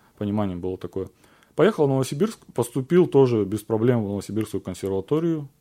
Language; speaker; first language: Russian; native; Russian